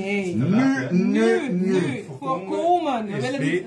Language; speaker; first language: Dutch; native; Dutch